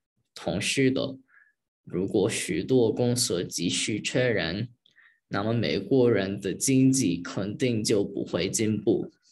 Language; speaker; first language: Chinese; early bilingual, heritage; Chinese